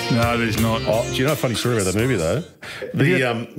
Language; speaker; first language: English; native; English